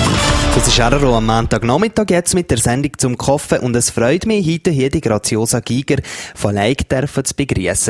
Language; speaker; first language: German; native; German